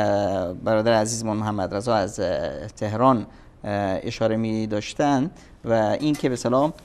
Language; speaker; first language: Persian; native; Persian